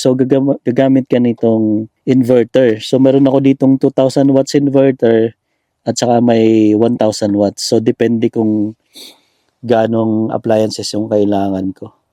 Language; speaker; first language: Filipino; native; Filipino